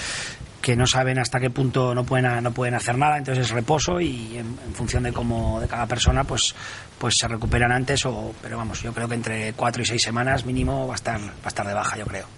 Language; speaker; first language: Spanish; native; Spanish